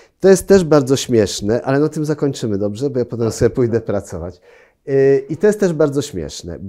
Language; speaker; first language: Polish; native; Polish